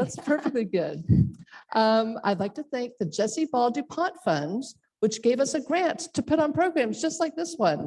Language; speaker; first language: English; native; English